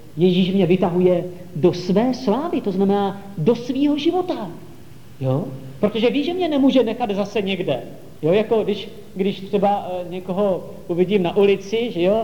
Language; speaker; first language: Czech; native; Czech